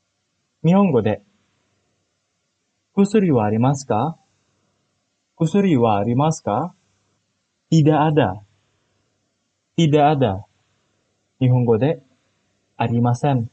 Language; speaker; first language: Japanese; non-native, fluent; Indonesian